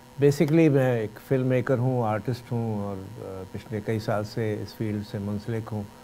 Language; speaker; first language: Urdu; native; Urdu